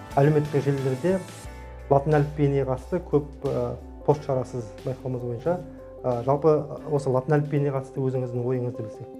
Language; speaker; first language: Kazakh; native; Kazakh